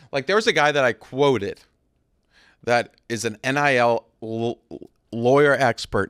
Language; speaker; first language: English; native; English